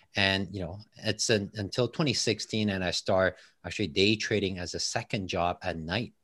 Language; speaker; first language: English; non-native, fluent; Chinese